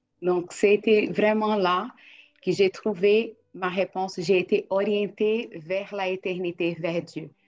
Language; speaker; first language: French; non-native, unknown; Portuguese